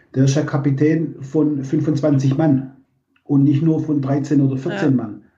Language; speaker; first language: German; native; German